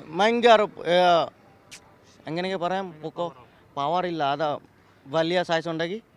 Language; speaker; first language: Malayalam; non-native, local second language; Bangla